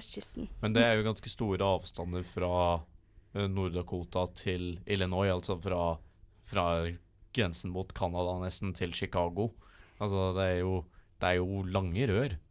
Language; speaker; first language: Norwegian; native; Norwegian